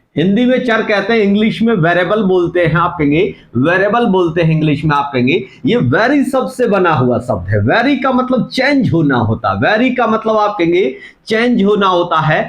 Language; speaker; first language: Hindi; native; Hindi